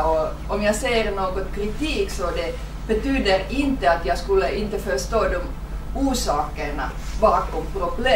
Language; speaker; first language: Swedish; non-native, fluent; Finnish